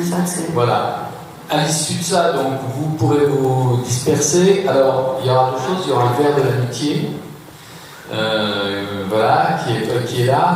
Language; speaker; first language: French; native; French